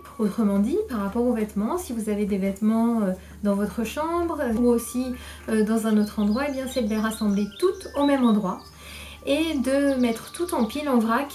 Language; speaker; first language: French; native; French